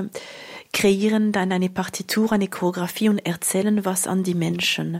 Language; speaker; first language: German; non-native, local second language; French